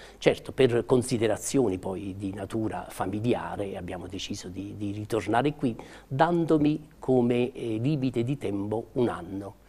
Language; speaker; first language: Italian; native; Italian